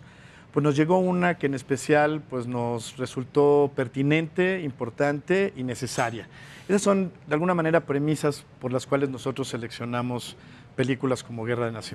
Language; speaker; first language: Spanish; native; Spanish